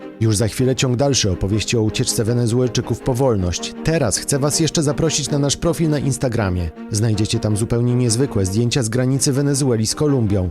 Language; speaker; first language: Polish; native; Polish